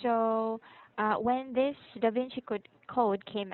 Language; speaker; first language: English; non-native, local second language; Filipino